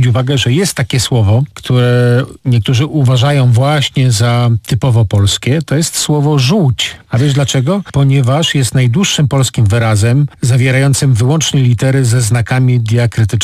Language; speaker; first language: Polish; native; Polish